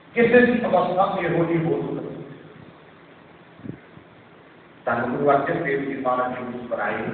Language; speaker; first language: Hindi; non-native, local second language; Punjabi